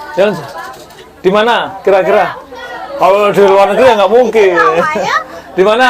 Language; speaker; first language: Indonesian; native; Indonesian